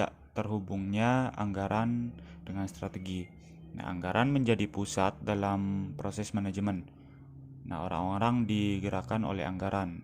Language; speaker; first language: Indonesian; native; Indonesian